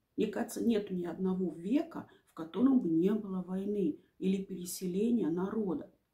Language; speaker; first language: Russian; native; Russian